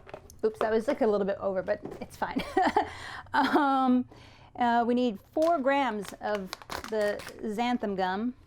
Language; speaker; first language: English; native; English